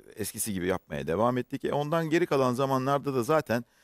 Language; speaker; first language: Turkish; native; Turkish